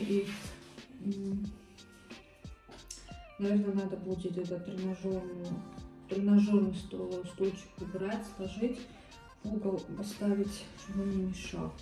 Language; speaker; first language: Russian; native; Russian